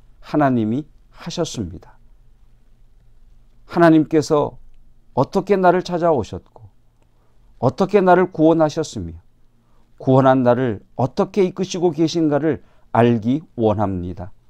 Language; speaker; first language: Korean; native; Korean